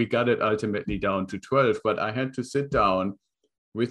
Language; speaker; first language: English; non-native, fluent; German